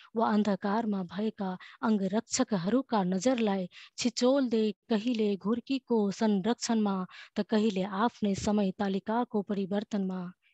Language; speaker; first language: Nepali; native; Nepali